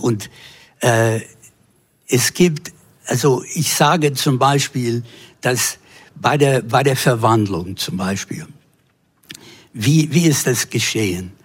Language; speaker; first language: German; non-native, fluent; English